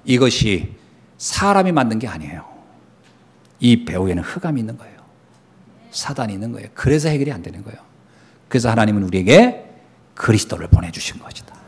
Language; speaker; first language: Korean; native; Korean